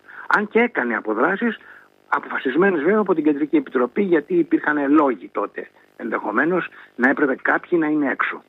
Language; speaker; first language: Greek; native; Greek